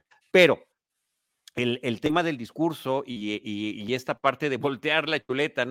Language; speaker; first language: Spanish; native; Spanish